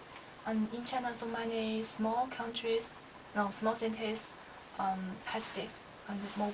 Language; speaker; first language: English; non-native, learner; Chinese